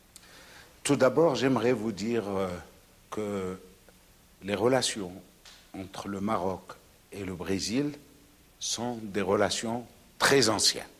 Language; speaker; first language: French; non-native, local second language; Arabic